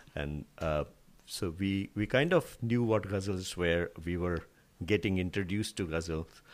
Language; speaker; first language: English; non-native, local second language; Marathi